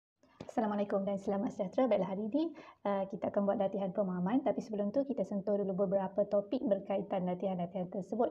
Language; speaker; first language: Malay; native; Malay